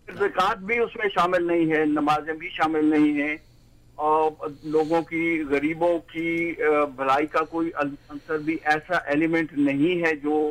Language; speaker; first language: Urdu; native; Urdu